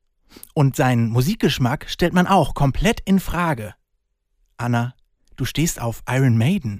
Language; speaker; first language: German; native; German